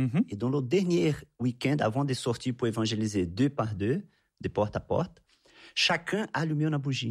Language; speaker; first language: French; non-native, fluent; Portuguese